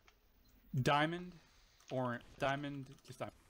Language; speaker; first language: English; native; English